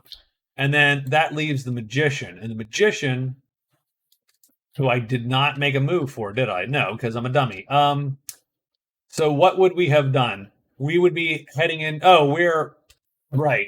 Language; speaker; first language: English; native; English